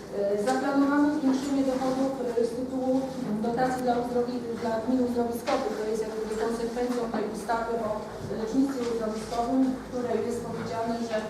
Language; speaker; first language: Polish; native; Polish